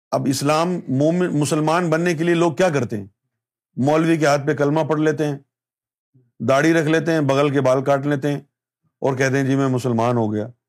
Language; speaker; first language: Urdu; native; Urdu